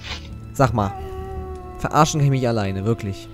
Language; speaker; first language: German; native; German